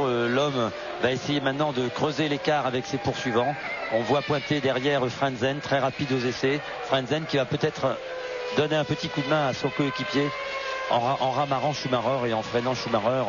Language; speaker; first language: French; native; French